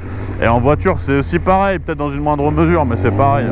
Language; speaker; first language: French; native; French